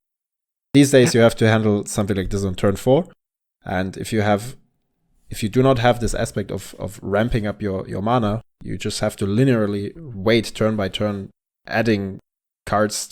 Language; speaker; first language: English; non-native, fluent; German